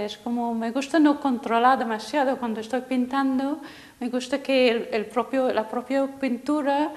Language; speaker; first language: Spanish; non-native, fluent; English